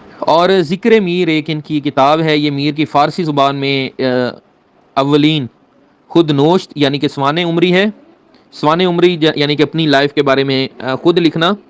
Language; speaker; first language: Urdu; native; Urdu